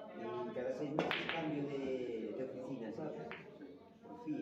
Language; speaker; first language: Spanish; non-native, local second language; Galician